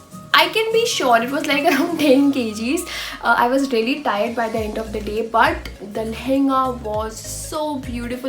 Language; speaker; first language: English; non-native, local second language; Hindi